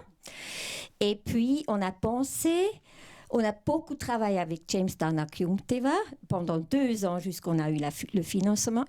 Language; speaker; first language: French; non-native, local second language; German